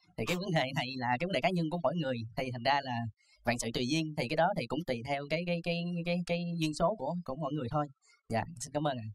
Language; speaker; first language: Vietnamese; native; Vietnamese